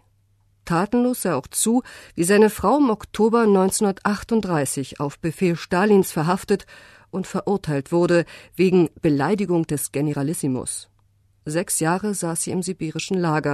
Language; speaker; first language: German; native; German